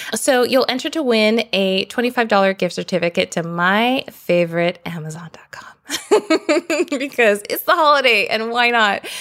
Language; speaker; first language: English; early bilingual, other home language; Norwegian